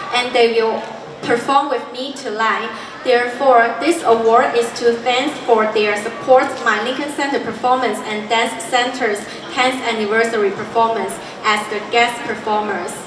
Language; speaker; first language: English; non-native, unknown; Chinese